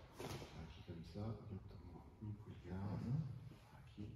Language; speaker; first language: Spanish; non-native, learner; French